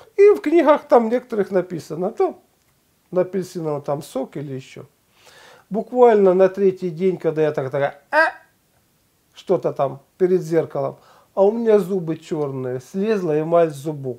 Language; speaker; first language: Russian; native; Russian